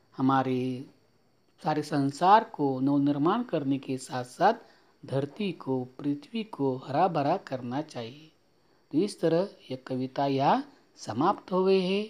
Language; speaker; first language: Hindi; non-native, local second language; Marathi